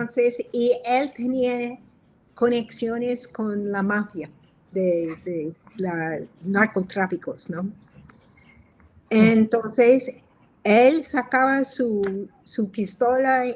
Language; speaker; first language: Spanish; non-native, fluent; English